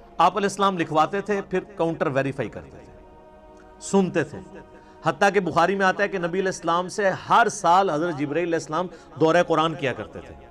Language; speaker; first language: Urdu; non-native, local second language; Punjabi